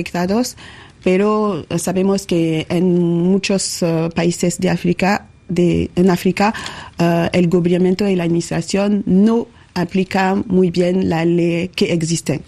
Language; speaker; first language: Spanish; non-native, learner; French